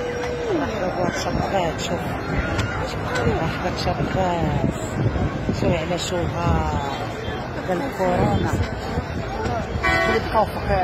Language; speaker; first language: Arabic; native; Arabic